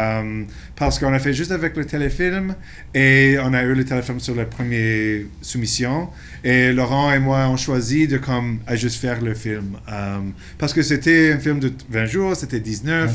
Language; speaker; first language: French; non-native, local second language; English